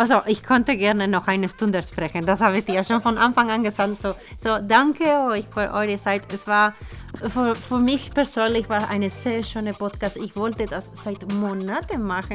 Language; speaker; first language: German; non-native, fluent; Spanish